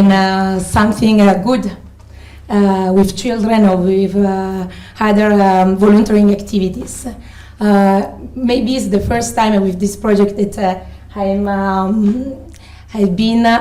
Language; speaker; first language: English; non-native, fluent; Italian